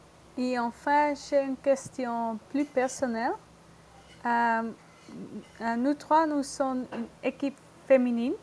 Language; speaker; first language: French; non-native, learner; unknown